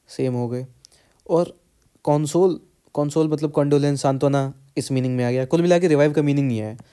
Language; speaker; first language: Hindi; native; Hindi